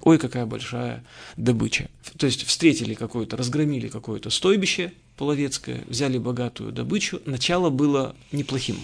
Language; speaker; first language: Russian; native; Russian